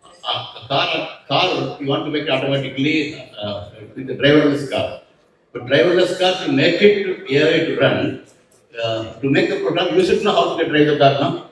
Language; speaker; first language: English; non-native, local second language; Tamil